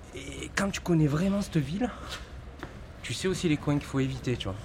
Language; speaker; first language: French; native; French